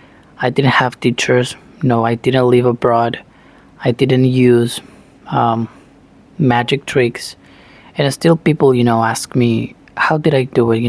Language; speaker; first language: English; non-native, fluent; Spanish